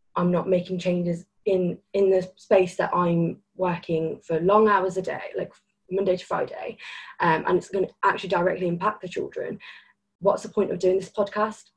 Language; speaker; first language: English; native; English